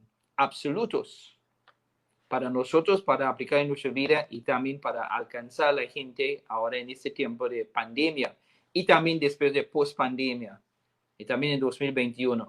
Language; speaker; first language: Spanish; non-native, fluent; English